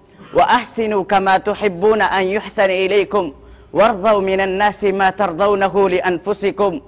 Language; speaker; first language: Arabic; non-native, learner; Urdu